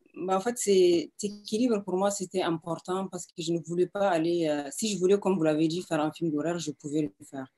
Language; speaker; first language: French; non-native, local second language; Hausa